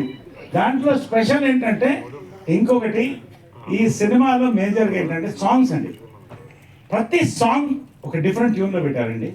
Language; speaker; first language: Telugu; native; Telugu